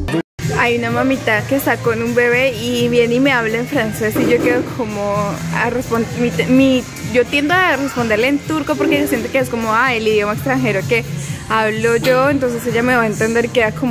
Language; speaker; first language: Spanish; native; Spanish